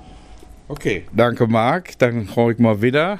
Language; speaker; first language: German; native; German